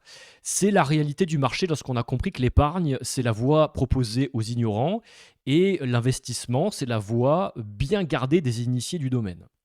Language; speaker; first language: French; native; French